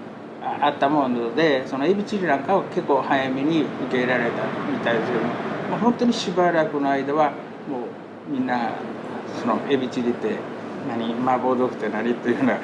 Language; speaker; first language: Japanese; native; Japanese